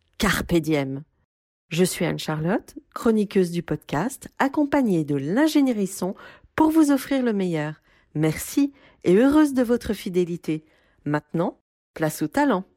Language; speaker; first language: French; native; French